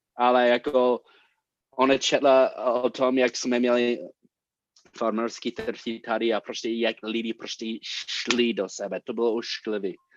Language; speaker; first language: Czech; non-native, fluent; English